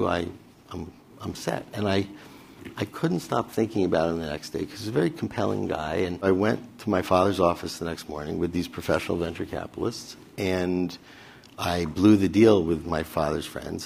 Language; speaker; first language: English; native; English